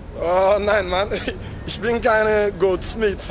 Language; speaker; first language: German; non-native, learner; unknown